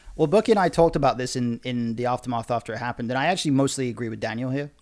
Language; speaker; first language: English; native; English